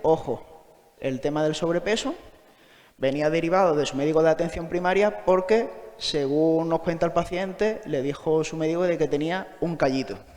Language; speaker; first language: Spanish; native; Spanish